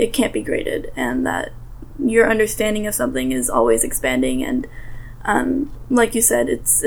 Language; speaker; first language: English; early bilingual, other home language; Russian